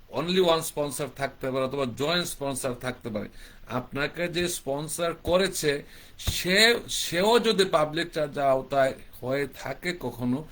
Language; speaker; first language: Bangla; early bilingual, heritage; Bangla